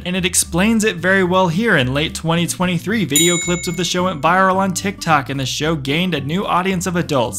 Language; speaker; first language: English; native; English